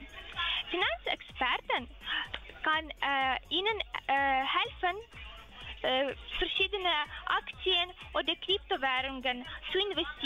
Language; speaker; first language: German; non-native, learner; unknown